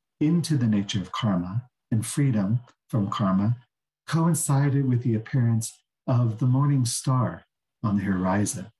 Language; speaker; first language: English; native; English